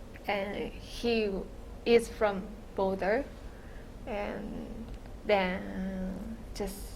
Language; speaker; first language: English; non-native, fluent; Japanese